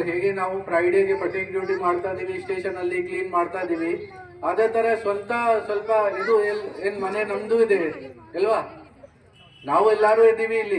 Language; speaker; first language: Kannada; non-native, fluent; Hindi